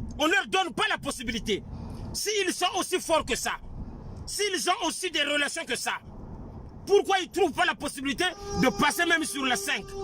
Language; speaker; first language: French; non-native, local second language; Lingala